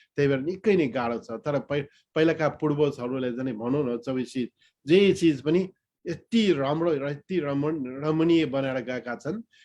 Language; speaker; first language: Nepali; non-native, local second language; Newari